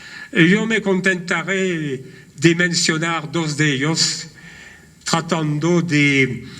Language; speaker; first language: Spanish; non-native, fluent; French